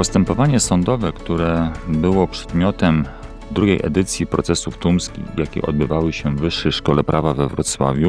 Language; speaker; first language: Polish; native; Polish